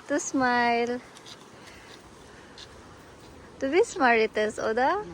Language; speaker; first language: German; non-native, learner; Cebuano